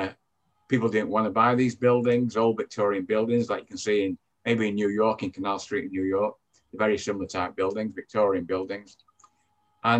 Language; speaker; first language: English; native; English